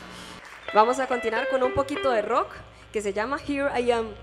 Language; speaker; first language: Spanish; non-native, learner; English